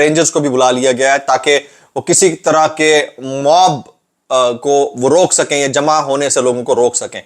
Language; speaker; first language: Urdu; native; Urdu